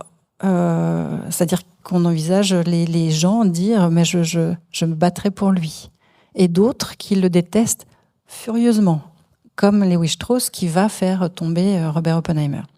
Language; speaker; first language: French; native; French